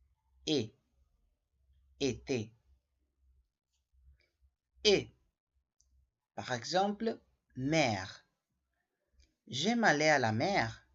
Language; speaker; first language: French; non-native, learner; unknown